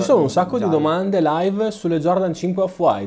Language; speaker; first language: Italian; native; Italian